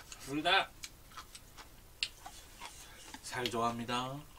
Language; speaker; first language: Korean; native; Korean